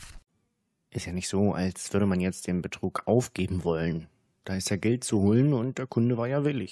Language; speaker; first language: German; native; German